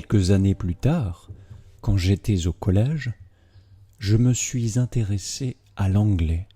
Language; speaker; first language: French; native; French